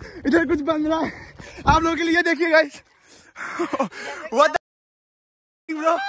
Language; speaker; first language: Hindi; non-native, local second language; Assamese